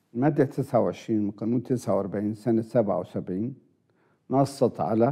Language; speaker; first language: Arabic; native; Arabic